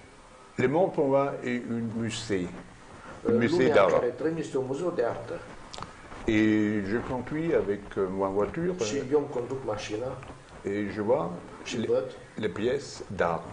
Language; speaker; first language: French; non-native, learner; German